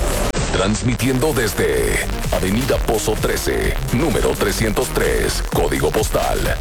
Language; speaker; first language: Spanish; native; Spanish